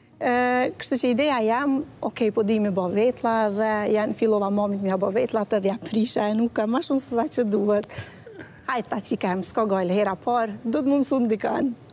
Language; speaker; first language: Albanian; early bilingual, heritage; Albanian